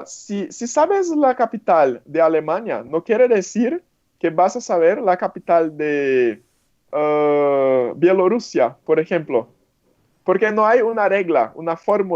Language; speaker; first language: Spanish; non-native, fluent; Portuguese